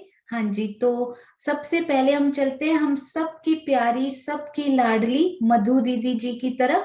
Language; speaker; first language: Hindi; native; Hindi